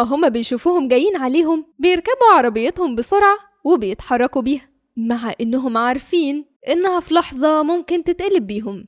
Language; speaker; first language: Arabic; native; Arabic